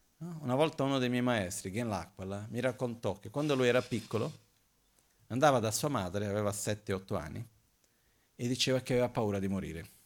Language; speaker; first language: Italian; non-native, fluent; Portuguese